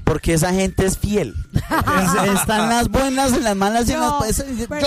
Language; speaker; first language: Spanish; native; Spanish